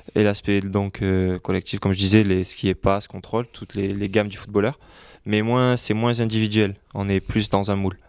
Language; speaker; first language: French; native; French